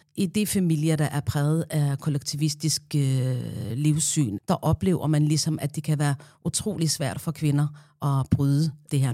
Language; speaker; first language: Danish; non-native, fluent; Arabic